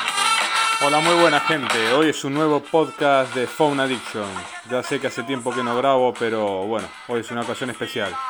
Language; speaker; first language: Spanish; native; Spanish